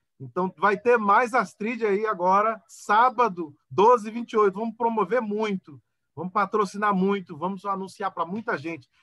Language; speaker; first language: Portuguese; native; Portuguese